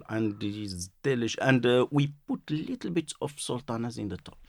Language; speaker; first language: English; non-native, learner; Arabic